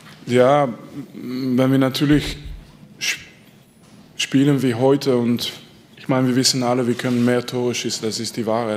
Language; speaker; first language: German; non-native, fluent; French